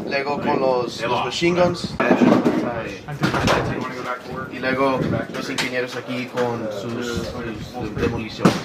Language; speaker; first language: Spanish; early bilingual, heritage; Spanish